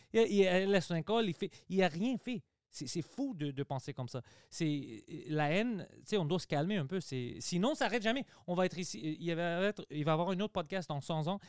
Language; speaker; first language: French; early bilingual, other home language; Greek